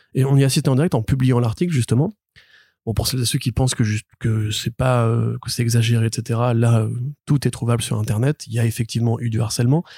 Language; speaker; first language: French; native; French